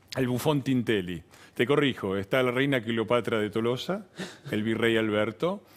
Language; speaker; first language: Spanish; native; Spanish